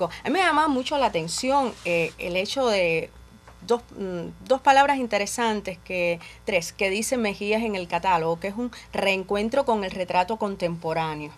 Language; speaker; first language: Spanish; native; Spanish